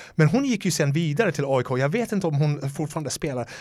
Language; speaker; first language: Swedish; non-native, fluent; English